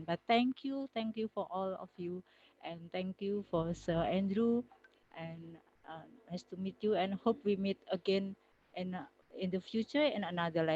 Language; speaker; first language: English; non-native, local second language; Javanese